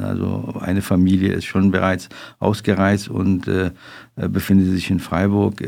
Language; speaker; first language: German; non-native, fluent; Persian